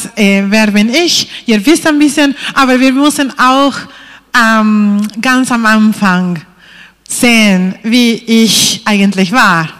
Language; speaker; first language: German; non-native, fluent; Spanish